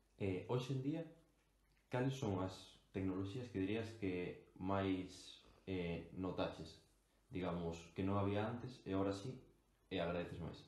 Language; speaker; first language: Galician; non-native, local second language; Spanish